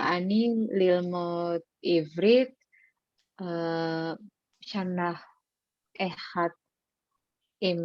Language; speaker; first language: Hebrew; non-native, learner; Indonesian